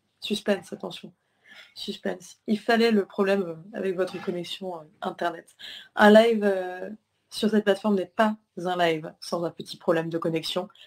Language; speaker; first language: French; native; French